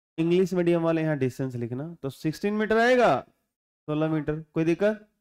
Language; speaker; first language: Hindi; non-native, local second language; Bhojpuri